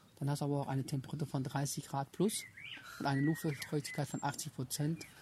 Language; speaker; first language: German; early bilingual, other home language; Turkish